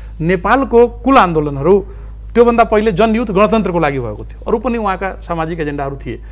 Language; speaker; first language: Nepali; non-native, local second language; Maithili